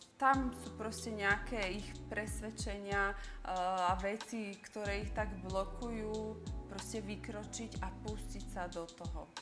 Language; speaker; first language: Slovak; early bilingual, other home language; Serbian